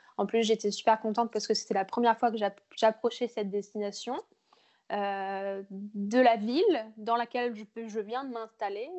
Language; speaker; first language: French; native; French